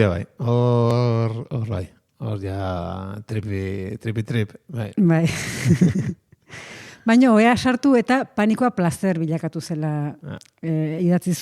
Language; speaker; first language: Basque; native; Basque